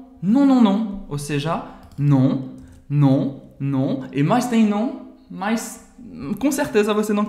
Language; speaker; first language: Portuguese; non-native, fluent; French